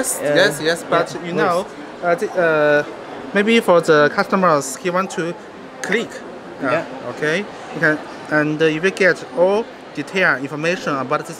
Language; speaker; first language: English; non-native, learner; Chinese